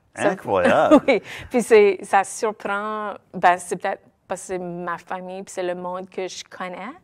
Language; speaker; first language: French; native; French